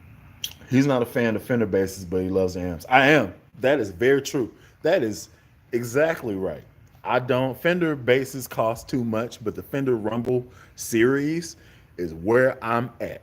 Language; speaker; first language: English; native; English